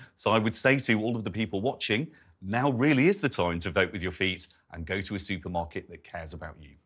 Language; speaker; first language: English; native; English